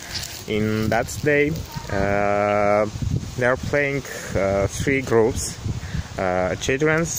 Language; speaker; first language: English; non-native, learner; Armenian